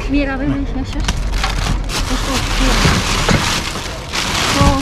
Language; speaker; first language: Spanish; non-native, learner; Filipino